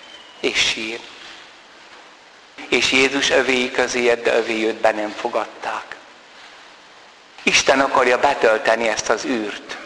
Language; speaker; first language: Hungarian; native; Hungarian